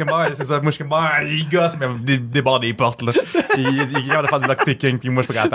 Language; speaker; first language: French; native; French